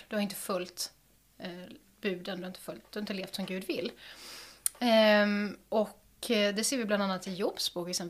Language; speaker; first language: Swedish; native; Swedish